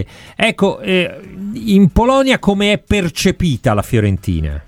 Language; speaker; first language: Italian; native; Italian